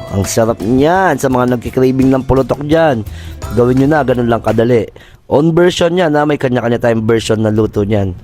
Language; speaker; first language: Filipino; non-native, local second language; Pampanga